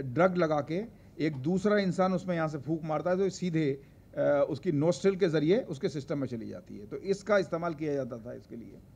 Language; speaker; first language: Hindi; native; Hindi